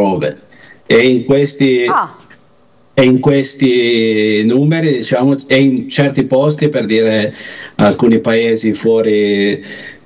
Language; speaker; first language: Italian; native; Italian